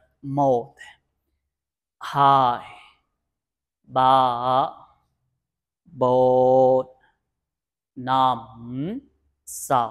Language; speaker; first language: Vietnamese; non-native, learner; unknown